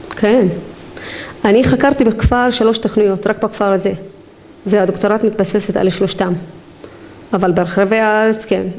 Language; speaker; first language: Hebrew; non-native, local second language; Arabic